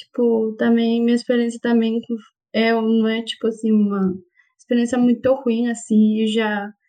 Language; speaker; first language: Portuguese; non-native, fluent; Spanish